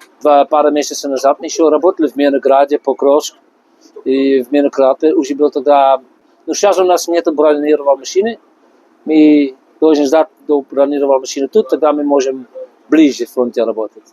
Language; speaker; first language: Russian; non-native, learner; Dutch